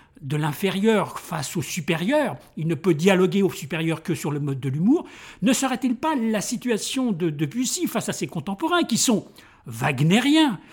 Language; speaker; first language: French; native; French